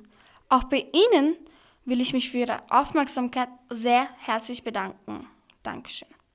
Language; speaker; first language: German; early bilingual, other home language; Turkish